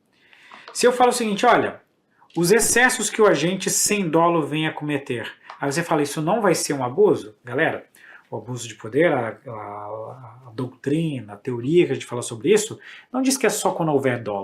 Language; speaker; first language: Portuguese; native; Portuguese